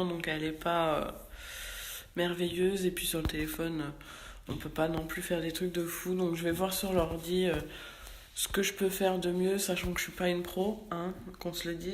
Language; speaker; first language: French; native; French